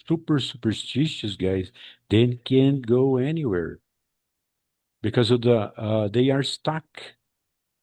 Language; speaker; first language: English; non-native, fluent; Portuguese